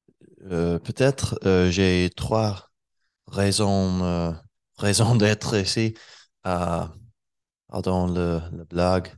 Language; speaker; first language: French; non-native, learner; English